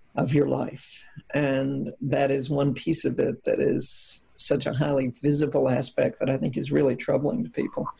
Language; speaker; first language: English; native; English